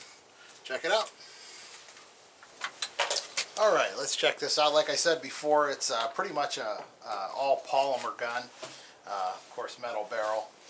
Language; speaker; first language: English; native; English